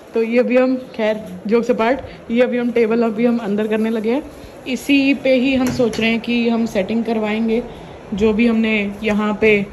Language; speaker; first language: Hindi; native; Hindi